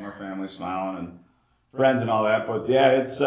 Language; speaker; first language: English; native; English